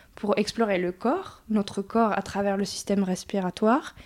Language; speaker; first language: French; early bilingual, other home language; Spanish